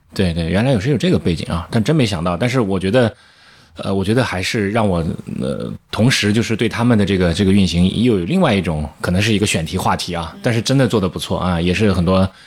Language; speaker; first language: Chinese; native; Chinese